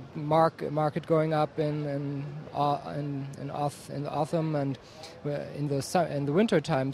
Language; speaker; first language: English; non-native, fluent; German